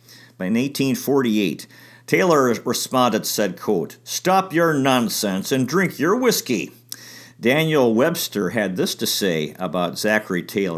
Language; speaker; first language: English; native; English